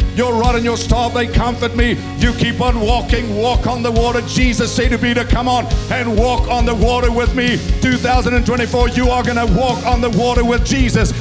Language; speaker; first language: English; non-native, local second language; Afrikaans